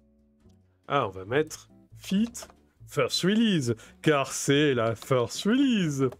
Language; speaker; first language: French; native; French